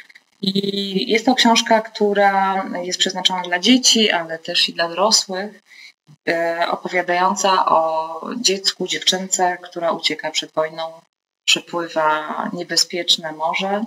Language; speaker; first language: Polish; native; Polish